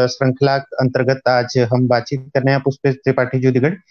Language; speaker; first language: Hindi; non-native, local second language; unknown